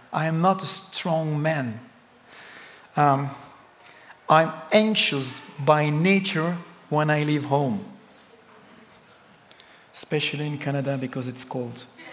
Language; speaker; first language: English; non-native, fluent; French